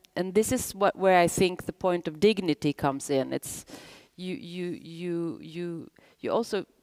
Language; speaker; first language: English; non-native, fluent; Swedish